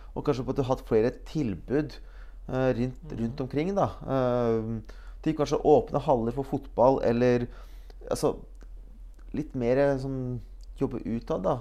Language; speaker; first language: Norwegian; early bilingual, other home language; Bosnian